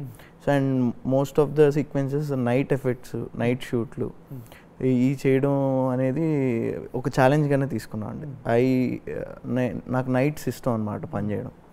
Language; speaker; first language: Telugu; native; Telugu